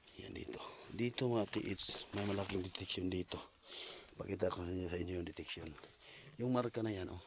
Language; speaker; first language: Filipino; non-native, local second language; Cebuano